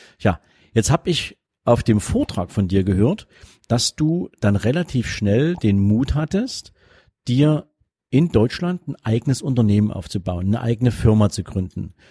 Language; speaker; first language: German; native; German